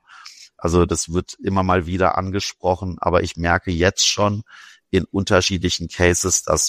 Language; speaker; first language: German; native; German